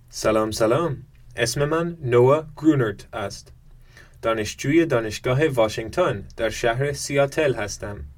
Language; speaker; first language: Persian; non-native, learner; German